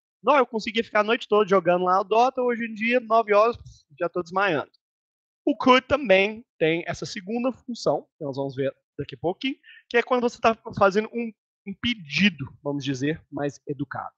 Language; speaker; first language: Portuguese; native; Portuguese